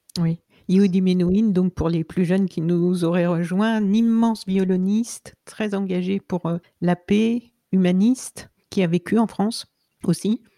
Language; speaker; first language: French; native; French